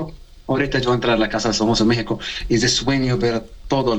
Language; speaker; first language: Spanish; non-native, learner; Arabic